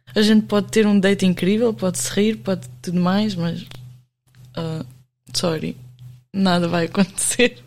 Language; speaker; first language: Portuguese; native; Portuguese